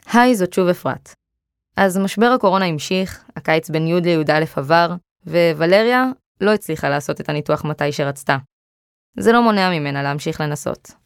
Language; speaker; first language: Hebrew; early bilingual, other home language; Russian